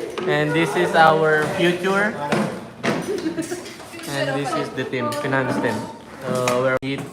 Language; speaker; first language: English; non-native, local second language; Filipino